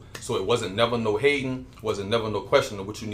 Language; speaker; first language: English; native; English